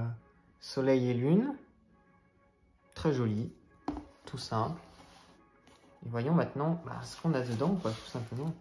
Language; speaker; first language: French; native; French